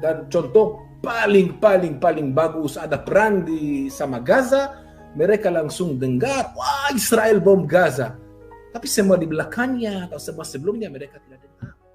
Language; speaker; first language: Indonesian; non-native, fluent; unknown